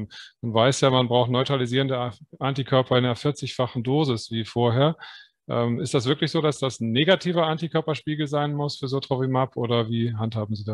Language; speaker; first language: German; native; German